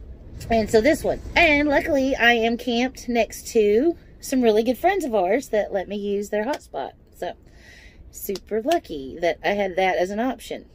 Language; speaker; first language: English; native; English